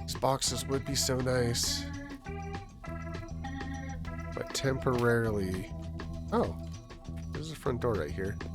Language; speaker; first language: English; native; English